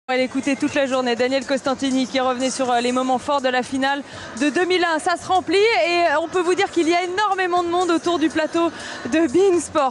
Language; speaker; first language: French; native; French